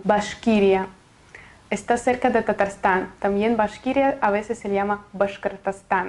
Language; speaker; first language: Spanish; non-native, fluent; Russian